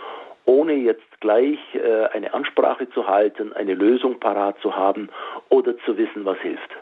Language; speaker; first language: German; native; German